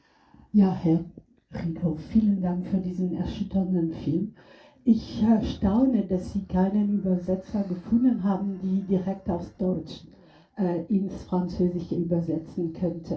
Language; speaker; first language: German; non-native, fluent; French